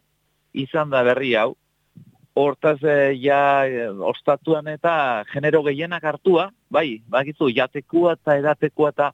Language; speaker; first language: Basque; native; Basque